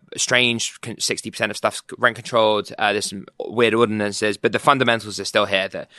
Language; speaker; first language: English; native; English